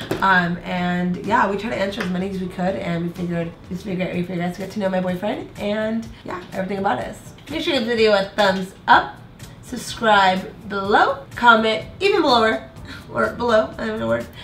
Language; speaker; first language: English; native; English